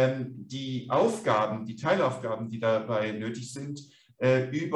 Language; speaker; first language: German; native; German